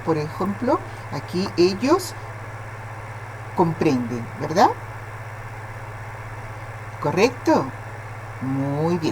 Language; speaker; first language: Spanish; non-native, fluent; Portuguese